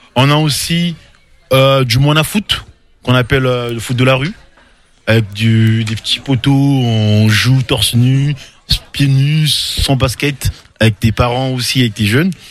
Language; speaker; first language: French; non-native, local second language; Lingala